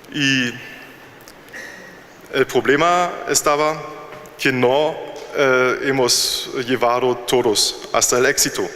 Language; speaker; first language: Spanish; non-native, learner; German